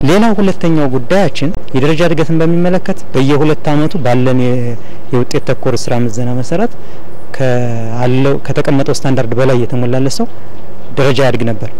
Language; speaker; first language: Amharic; native; Amharic